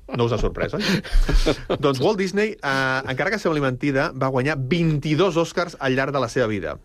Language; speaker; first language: Catalan; native; Catalan